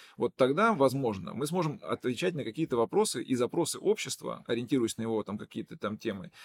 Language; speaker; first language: Russian; non-native, local second language; Udmurt